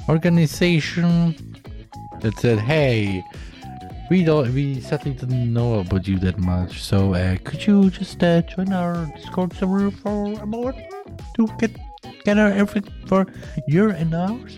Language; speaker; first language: English; non-native, fluent; German